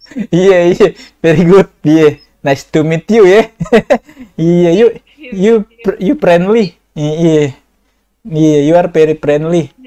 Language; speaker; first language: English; non-native, learner; Indonesian